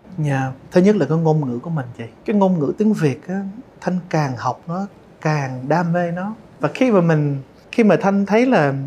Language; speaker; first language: Vietnamese; early bilingual, heritage; Vietnamese